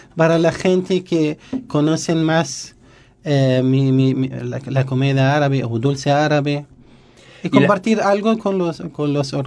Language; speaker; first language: Spanish; non-native, learner; Arabic